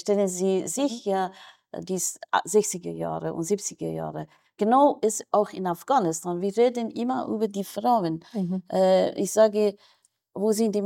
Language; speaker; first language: German; non-native, fluent; Persian